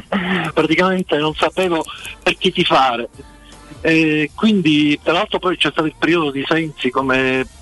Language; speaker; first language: Italian; native; Italian